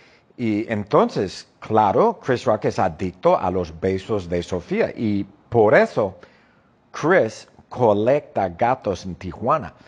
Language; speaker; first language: Spanish; non-native, fluent; English